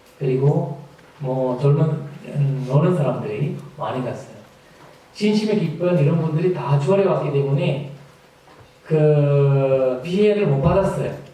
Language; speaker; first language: Korean; non-native, fluent; Sinhala